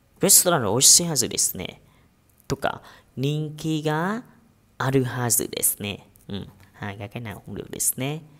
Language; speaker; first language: Japanese; non-native, fluent; Vietnamese